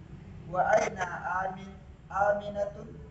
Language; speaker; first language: Arabic; non-native, learner; Indonesian